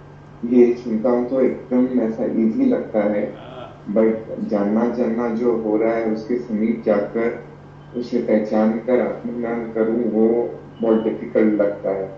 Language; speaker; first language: Hindi; non-native, local second language; Gujarati